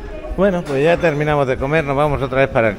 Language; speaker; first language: Spanish; native; Spanish